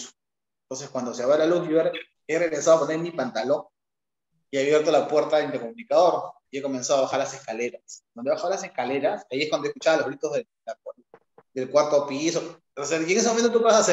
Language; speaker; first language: Spanish; native; Spanish